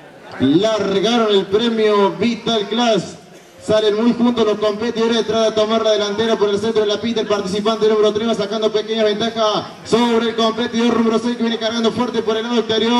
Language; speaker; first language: Spanish; native; Spanish